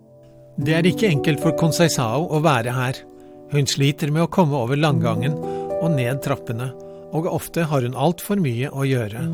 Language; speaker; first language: Norwegian; native; Norwegian